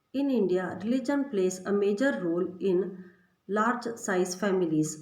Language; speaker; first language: English; non-native, local second language; Kannada